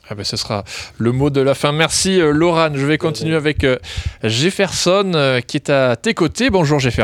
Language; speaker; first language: French; native; French